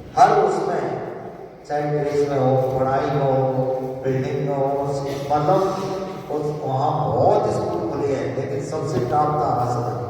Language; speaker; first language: Hindi; native; Hindi